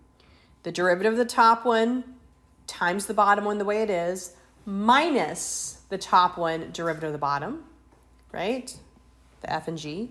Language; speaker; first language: English; native; English